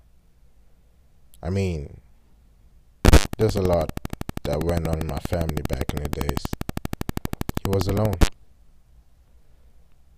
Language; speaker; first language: English; non-native, local second language; German